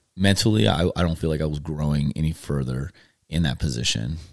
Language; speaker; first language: English; native; English